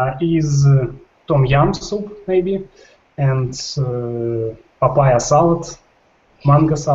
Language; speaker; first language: English; non-native, learner; Russian